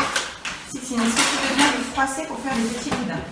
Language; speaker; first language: French; native; French